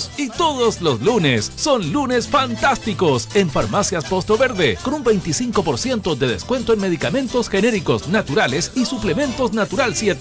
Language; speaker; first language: Spanish; native; Spanish